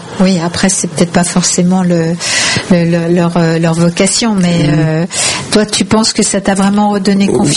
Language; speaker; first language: French; native; French